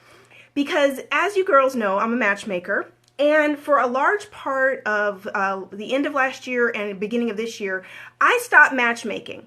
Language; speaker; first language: English; native; English